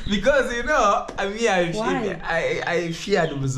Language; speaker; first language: English; non-native, learner; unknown